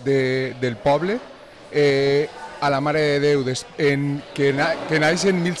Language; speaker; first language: Catalan; native; Catalan